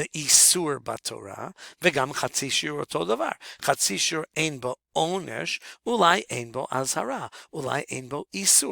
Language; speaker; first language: Hebrew; non-native, fluent; English